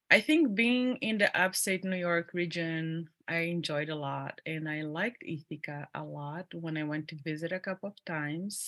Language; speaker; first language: English; non-native, fluent; Portuguese